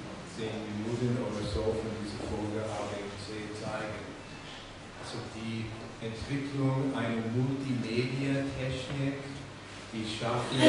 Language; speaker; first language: German; non-native, fluent; English